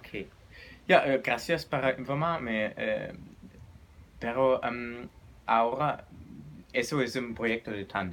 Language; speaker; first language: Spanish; non-native, learner; German